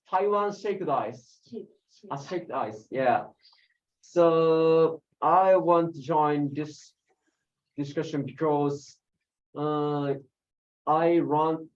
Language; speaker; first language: English; non-native, learner; Japanese